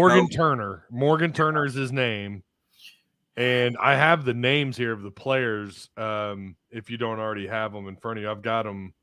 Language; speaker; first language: English; native; English